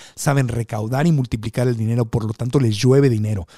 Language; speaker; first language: Spanish; native; Spanish